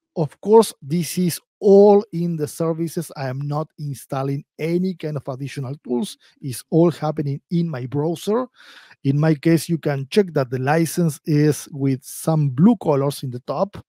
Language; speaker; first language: English; non-native, fluent; Spanish